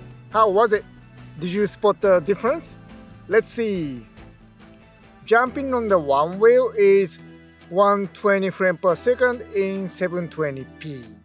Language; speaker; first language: English; non-native, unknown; Japanese